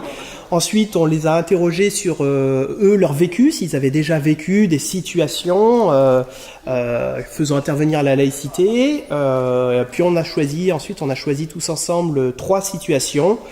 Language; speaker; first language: French; native; French